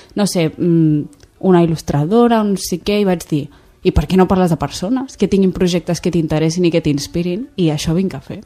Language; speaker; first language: Catalan; native; Catalan